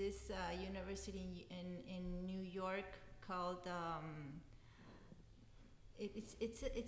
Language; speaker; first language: English; non-native, fluent; Spanish